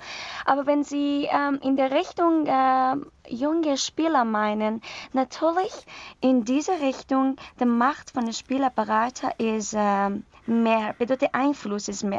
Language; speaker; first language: German; non-native, learner; Persian